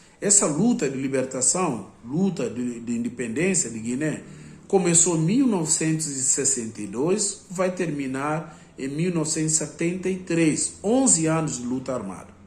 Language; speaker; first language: Portuguese; non-native, local second language; Upper Guinea Crioulo